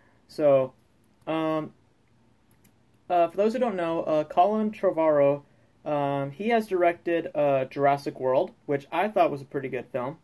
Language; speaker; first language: English; native; English